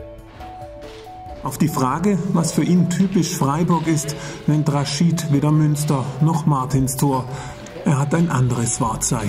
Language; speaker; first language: German; native; German